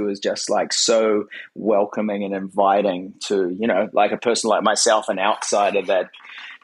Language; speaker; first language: English; native; English